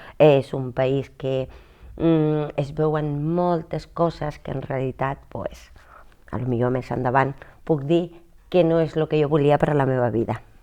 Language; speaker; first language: Catalan; non-native, fluent; Spanish